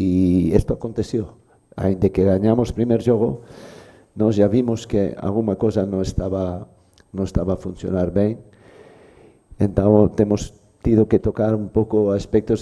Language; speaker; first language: Portuguese; non-native, learner; Spanish